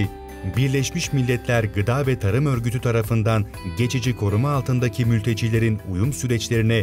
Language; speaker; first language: Turkish; native; Turkish